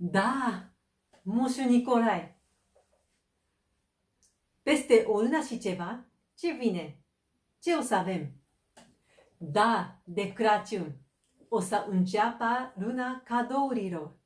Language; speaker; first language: Romanian; non-native, fluent; Japanese